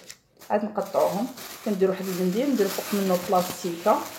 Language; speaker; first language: Arabic; native; Arabic